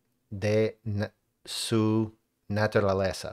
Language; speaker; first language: Spanish; non-native, learner; English